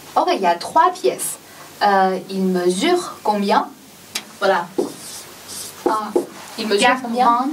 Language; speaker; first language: French; non-native, fluent; Chinese